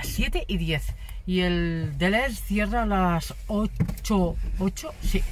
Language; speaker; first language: Spanish; native; Spanish